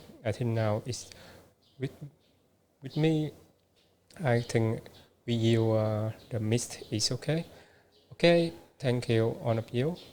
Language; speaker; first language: English; non-native, learner; Vietnamese